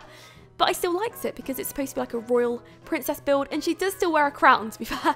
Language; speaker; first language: English; native; English